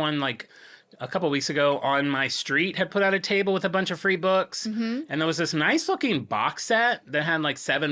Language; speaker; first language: English; native; English